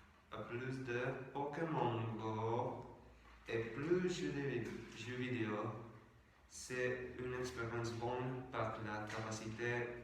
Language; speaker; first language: French; non-native, learner; Spanish